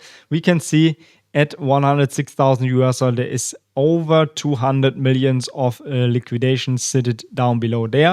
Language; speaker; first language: English; non-native, fluent; German